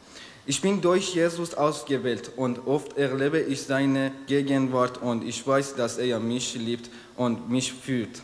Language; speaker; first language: German; non-native, learner; Persian